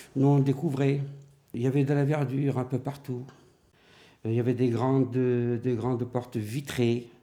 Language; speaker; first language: French; native; French